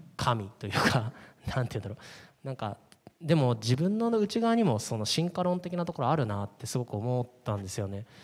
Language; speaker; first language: Japanese; native; Japanese